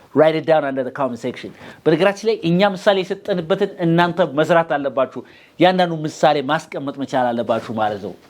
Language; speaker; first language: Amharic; native; Amharic